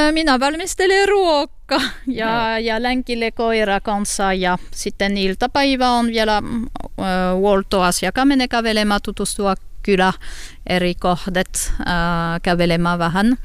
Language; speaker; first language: Finnish; non-native, learner; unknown